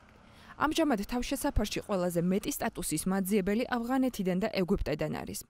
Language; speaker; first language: Georgian; native; Georgian